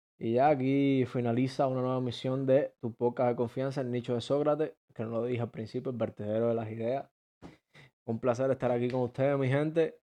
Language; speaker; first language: Spanish; native; Spanish